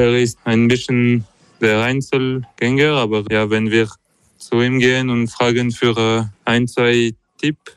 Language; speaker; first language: German; non-native, local second language; French